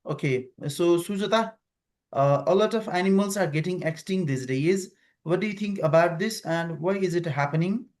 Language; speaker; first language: English; non-native, fluent; Nepali